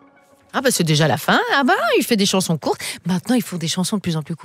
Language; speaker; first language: French; native; French